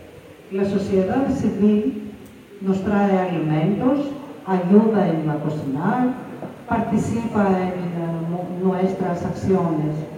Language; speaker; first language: Spanish; non-native, fluent; Greek